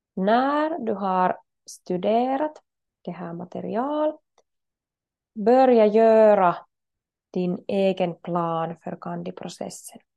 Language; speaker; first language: Swedish; non-native, learner; Finnish